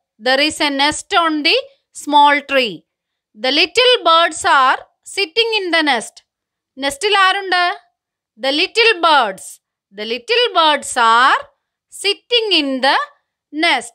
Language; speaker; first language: English; non-native, local second language; Malayalam